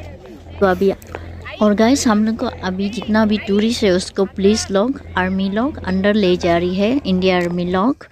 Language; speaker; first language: Hindi; non-native, local second language; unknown